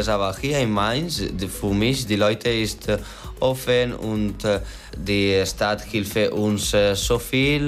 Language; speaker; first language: German; non-native, learner; Spanish